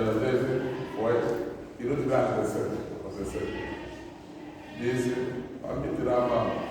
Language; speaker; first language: Portuguese; non-native, learner; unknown